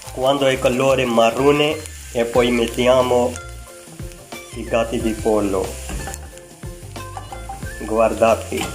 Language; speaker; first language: Italian; non-native, learner; Urdu